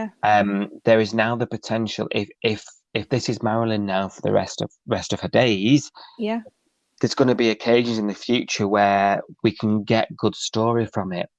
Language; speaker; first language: English; native; English